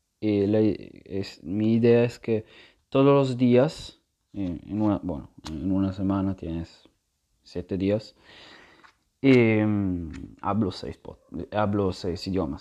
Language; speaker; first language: Spanish; non-native, fluent; Italian